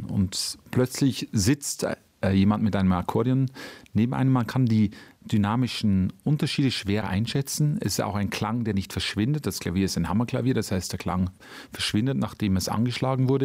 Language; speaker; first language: German; native; German